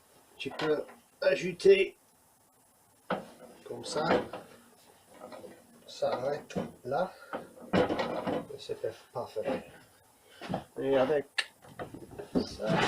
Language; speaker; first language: French; non-native, learner; English